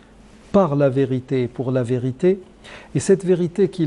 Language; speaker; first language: French; non-native, local second language; Arabic